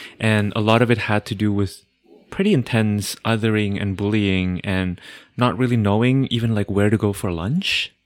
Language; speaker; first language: English; non-native, fluent; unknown